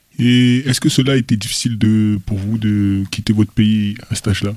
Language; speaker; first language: French; native; French